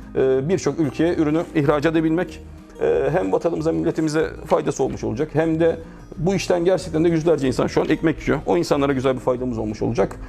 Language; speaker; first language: Turkish; native; Turkish